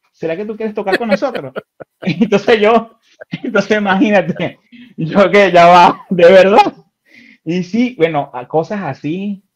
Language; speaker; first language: Spanish; native; Spanish